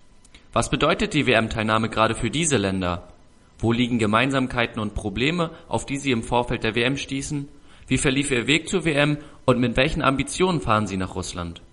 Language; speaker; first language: German; native; German